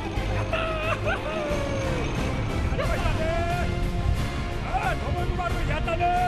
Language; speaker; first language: Japanese; native; Japanese